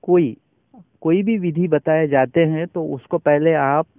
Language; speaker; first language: Hindi; non-native, local second language; Marathi